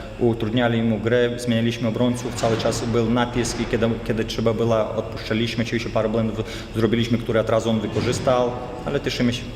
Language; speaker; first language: Polish; non-native, fluent; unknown